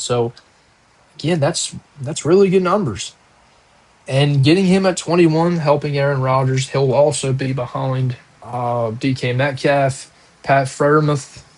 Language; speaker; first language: English; native; English